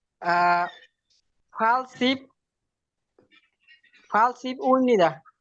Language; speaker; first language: Korean; non-native, learner; Bangla